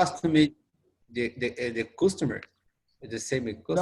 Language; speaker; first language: English; non-native, learner; Portuguese